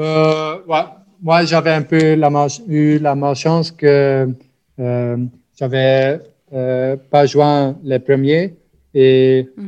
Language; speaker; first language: French; non-native, local second language; Dutch